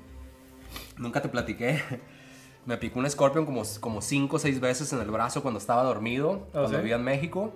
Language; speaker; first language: Spanish; native; Spanish